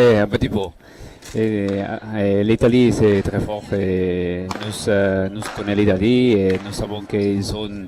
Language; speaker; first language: French; non-native, learner; Catalan